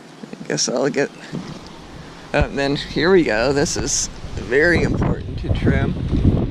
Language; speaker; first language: English; native; English